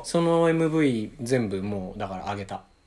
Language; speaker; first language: Japanese; native; Japanese